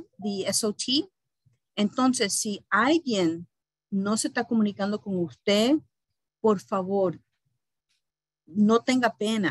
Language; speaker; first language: Spanish; early bilingual, heritage; Spanish